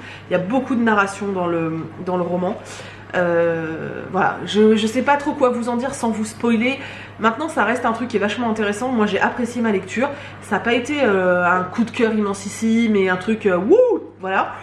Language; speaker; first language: French; native; French